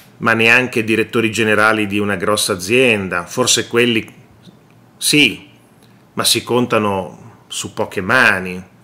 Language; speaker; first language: Italian; native; Italian